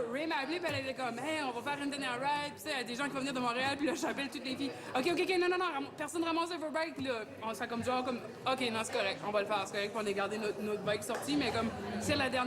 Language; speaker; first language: French; native; French